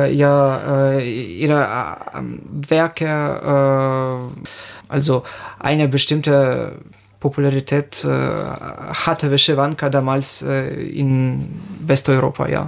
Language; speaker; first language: German; non-native, fluent; Ukrainian